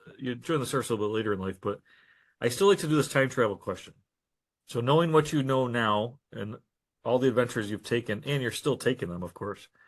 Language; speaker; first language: English; native; English